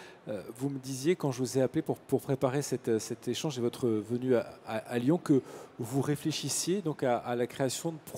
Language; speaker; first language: French; native; French